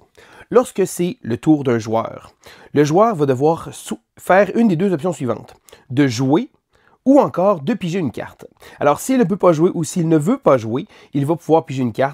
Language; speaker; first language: French; native; French